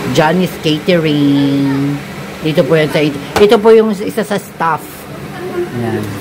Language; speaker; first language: Filipino; native; Filipino